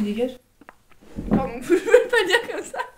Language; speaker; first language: French; native; French